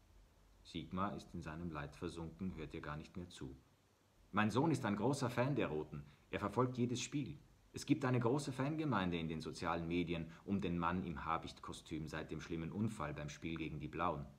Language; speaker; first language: German; native; German